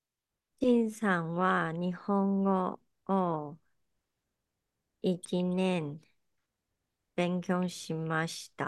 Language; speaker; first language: Japanese; non-native, learner; Chinese